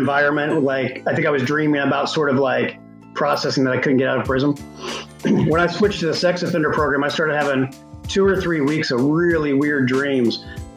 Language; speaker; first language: English; native; English